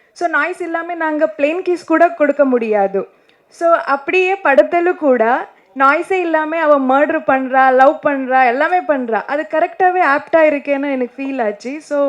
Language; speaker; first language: Tamil; non-native, learner; Kannada